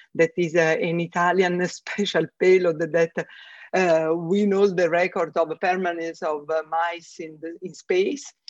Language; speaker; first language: English; non-native, fluent; Italian